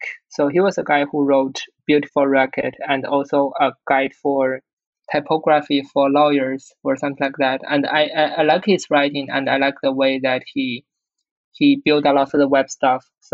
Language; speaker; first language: English; non-native, fluent; Chinese